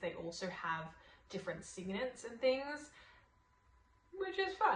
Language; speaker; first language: English; native; English